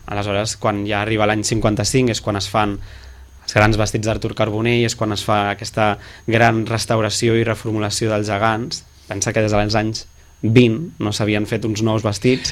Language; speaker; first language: Catalan; native; Catalan